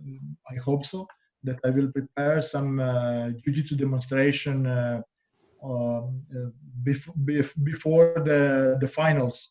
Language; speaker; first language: English; non-native, learner; Croatian